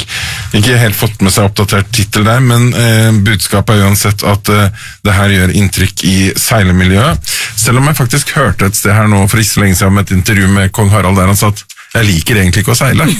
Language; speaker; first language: Norwegian; native; Norwegian